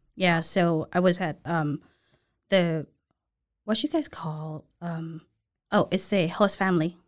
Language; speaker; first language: English; non-native, learner; Thai